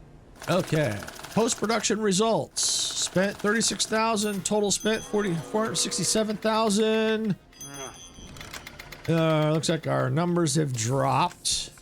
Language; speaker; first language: English; native; English